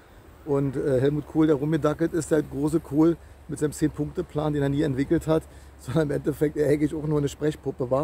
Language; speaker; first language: German; native; German